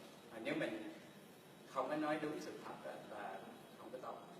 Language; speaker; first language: Vietnamese; early bilingual, heritage; Vietnamese